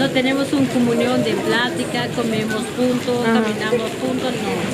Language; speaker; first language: Spanish; non-native, local second language; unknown